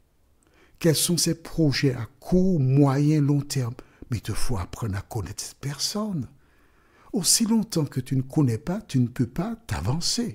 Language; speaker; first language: French; native; French